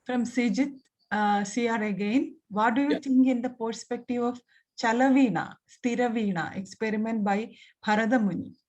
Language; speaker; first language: English; non-native, local second language; Malayalam